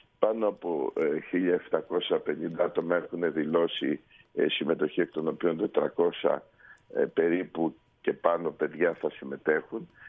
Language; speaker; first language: Greek; native; Greek